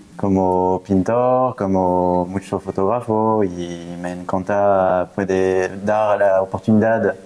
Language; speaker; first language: Spanish; non-native, fluent; French